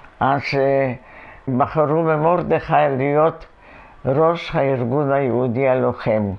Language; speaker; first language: Hebrew; non-native, fluent; Polish